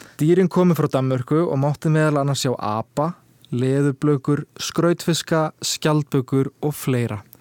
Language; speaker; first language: Icelandic; early bilingual, heritage; Icelandic